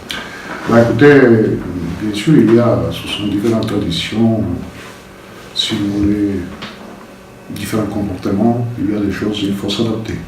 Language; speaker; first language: French; non-native, fluent; Bulgarian